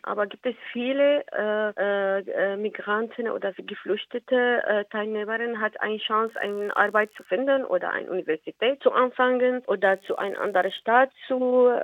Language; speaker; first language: German; non-native, learner; Arabic